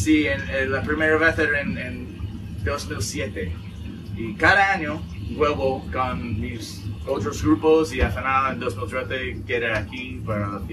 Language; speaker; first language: Spanish; non-native, learner; English